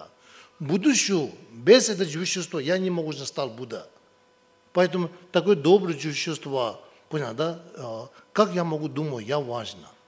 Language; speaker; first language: Russian; non-native, learner; Tibetan